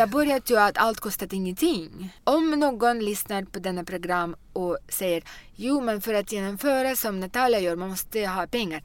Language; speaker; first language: Swedish; non-native, fluent; Russian